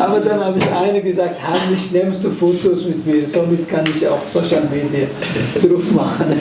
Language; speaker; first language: German; non-native, fluent; Somali